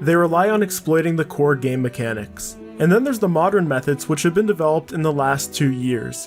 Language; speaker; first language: English; native; English